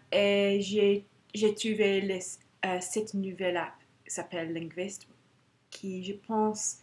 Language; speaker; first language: French; non-native, learner; English